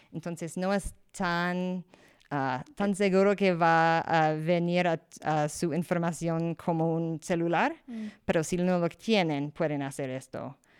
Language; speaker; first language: Spanish; non-native, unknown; English